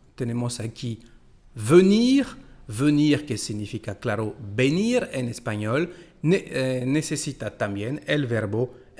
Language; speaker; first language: Spanish; non-native, fluent; French